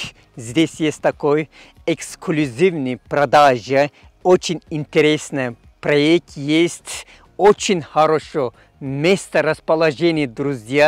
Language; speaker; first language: Russian; non-native, fluent; Turkish